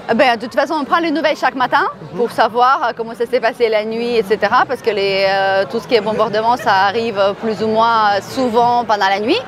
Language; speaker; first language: French; non-native, fluent; Ukrainian